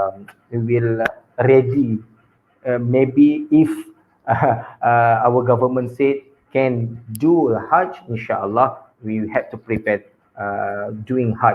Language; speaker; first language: English; non-native, local second language; Malay